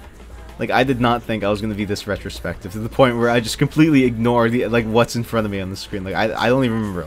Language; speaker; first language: English; native; English